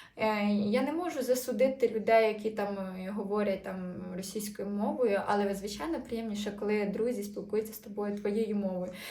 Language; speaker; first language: Ukrainian; native; Ukrainian